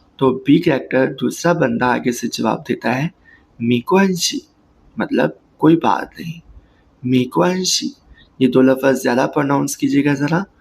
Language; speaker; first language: Urdu; native; Urdu